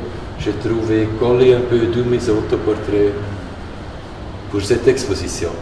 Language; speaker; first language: French; non-native, learner; German